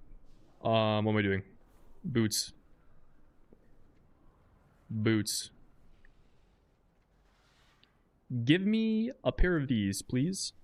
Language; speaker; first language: English; native; English